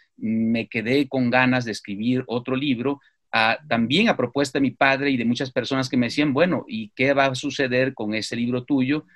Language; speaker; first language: Spanish; native; Spanish